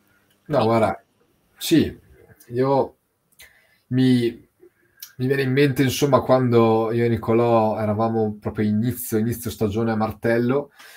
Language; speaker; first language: Italian; native; Italian